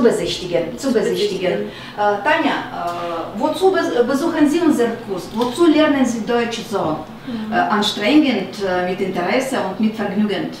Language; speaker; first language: German; non-native, fluent; Russian